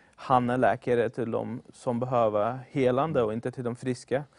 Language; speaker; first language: Swedish; non-native, fluent; German